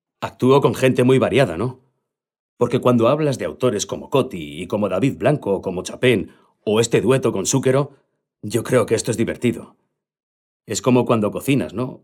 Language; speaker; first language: Spanish; non-native, local second language; Catalan